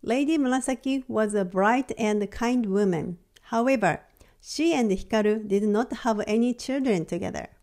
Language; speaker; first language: English; non-native, fluent; Japanese